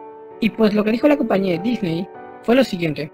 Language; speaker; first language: Spanish; native; Spanish